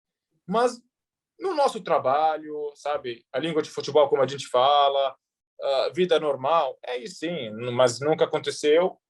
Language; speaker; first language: Portuguese; early bilingual, heritage; Arabic